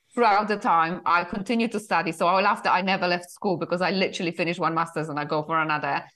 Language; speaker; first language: English; non-native, fluent; Polish